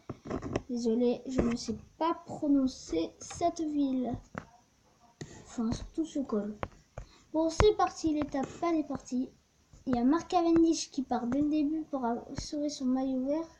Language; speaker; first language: French; native; French